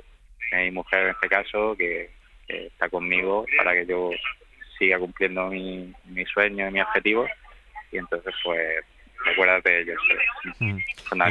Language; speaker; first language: Spanish; native; Spanish